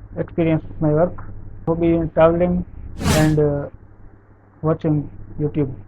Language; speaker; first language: English; non-native, local second language; Gujarati